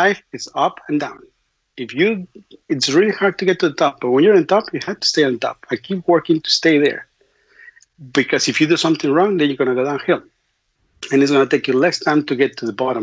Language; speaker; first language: English; non-native, fluent; Spanish